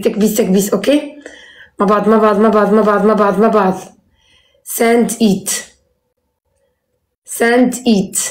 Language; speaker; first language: English; non-native, learner; Arabic